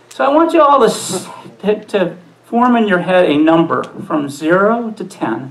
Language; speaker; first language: English; native; English